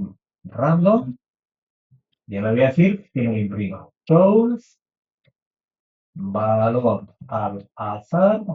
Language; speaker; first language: Spanish; native; Spanish